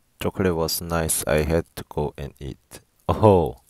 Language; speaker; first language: English; non-native, learner; Korean